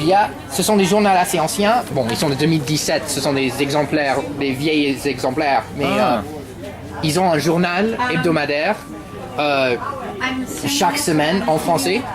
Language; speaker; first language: French; non-native, fluent; English